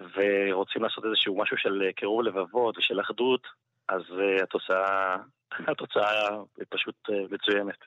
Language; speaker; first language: Hebrew; non-native, fluent; French